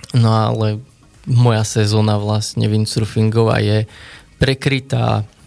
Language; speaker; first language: Slovak; native; Slovak